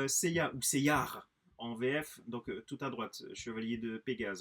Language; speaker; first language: French; native; French